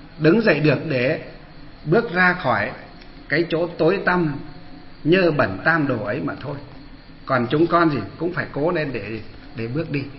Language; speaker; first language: Vietnamese; non-native, local second language; Muong